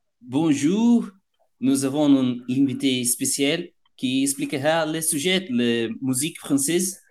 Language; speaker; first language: French; non-native, learner; Portuguese